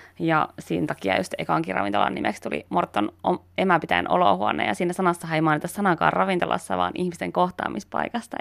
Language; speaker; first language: Finnish; native; Finnish